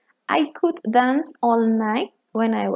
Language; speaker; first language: English; non-native, learner; Spanish